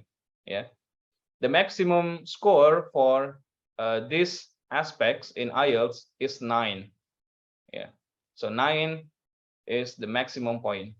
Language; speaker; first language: English; non-native, learner; Indonesian